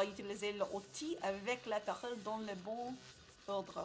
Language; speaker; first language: French; non-native, learner; English